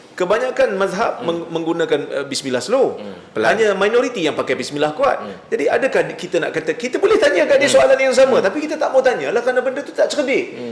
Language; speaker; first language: Malay; native; Malay